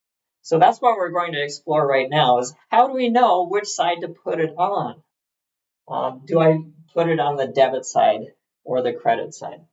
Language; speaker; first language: English; native; English